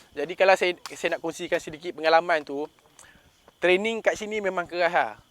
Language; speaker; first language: Malay; native; Malay